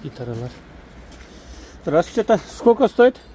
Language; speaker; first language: Russian; non-native, learner; Kyrgyz